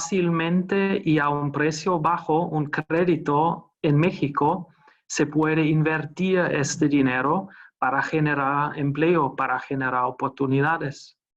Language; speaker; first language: Spanish; non-native, fluent; German